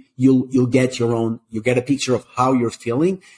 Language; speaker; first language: English; non-native, fluent; Portuguese